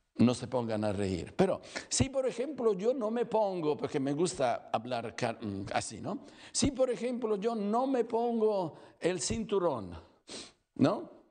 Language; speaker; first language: Spanish; non-native, fluent; Italian